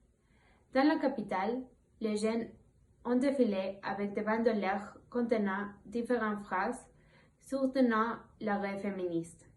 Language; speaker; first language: French; non-native, fluent; Spanish